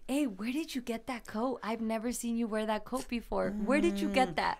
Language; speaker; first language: English; early bilingual, other home language; Spanish